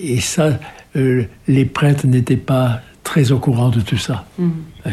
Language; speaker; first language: French; native; French